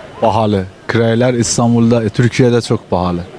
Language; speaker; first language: Turkish; non-native, learner; Persian